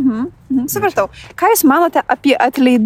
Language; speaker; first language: Lithuanian; native; Lithuanian